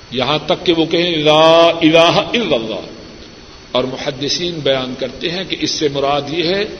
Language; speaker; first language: Urdu; non-native, local second language; Punjabi